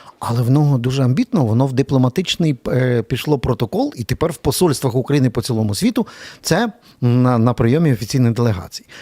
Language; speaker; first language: Ukrainian; native; Ukrainian